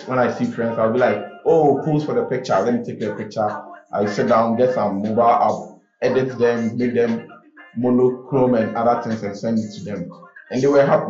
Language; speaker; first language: English; non-native, local second language; Akan